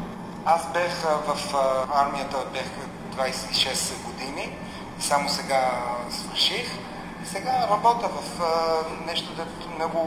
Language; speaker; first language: Bulgarian; early bilingual, heritage; Bulgarian